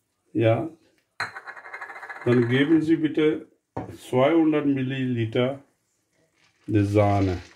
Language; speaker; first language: German; non-native, fluent; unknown